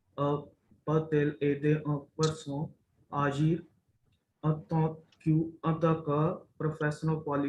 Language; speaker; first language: French; non-native, learner; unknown